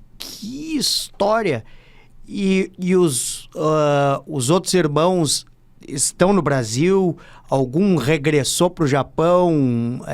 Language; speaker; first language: Portuguese; native; Portuguese